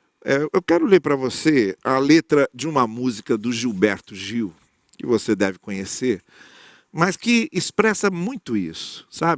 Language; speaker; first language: Portuguese; native; Portuguese